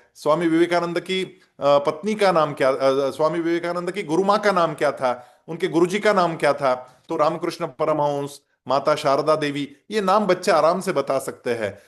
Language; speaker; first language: Hindi; non-native, local second language; Marathi